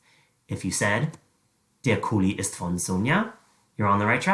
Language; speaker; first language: German; non-native, fluent; English